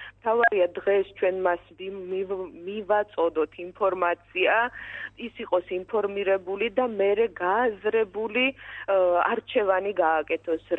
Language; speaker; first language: Georgian; non-native, local second language; Azerbaijani